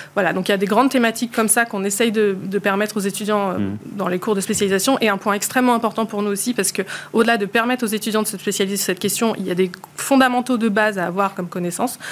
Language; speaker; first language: French; native; French